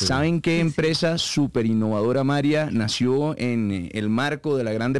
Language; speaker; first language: Spanish; native; Spanish